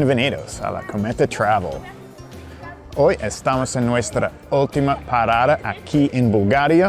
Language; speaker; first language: Spanish; non-native, fluent; English